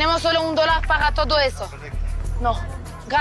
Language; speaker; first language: Spanish; non-native, learner; Romanian